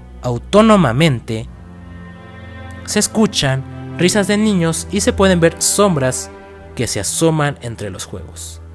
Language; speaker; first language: Spanish; native; Spanish